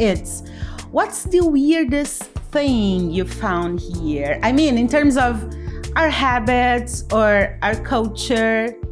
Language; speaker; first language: English; non-native, fluent; Portuguese